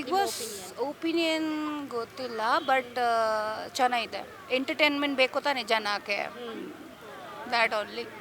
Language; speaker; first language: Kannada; non-native, learner; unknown